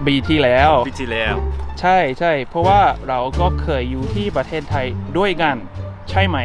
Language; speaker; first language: Thai; non-native, fluent; English